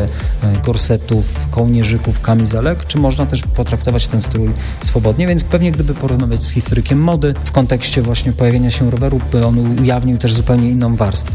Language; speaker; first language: Polish; native; Polish